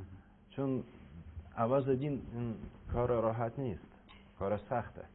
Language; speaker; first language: Persian; non-native, learner; Russian